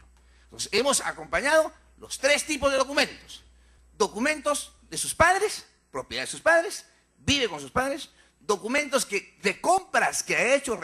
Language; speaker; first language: Spanish; native; Spanish